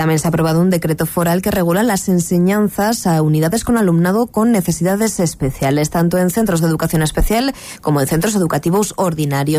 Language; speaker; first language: Spanish; native; Spanish